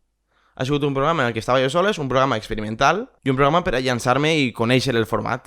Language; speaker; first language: Catalan; native; Catalan